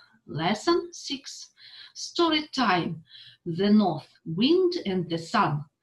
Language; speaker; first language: English; non-native, fluent; Russian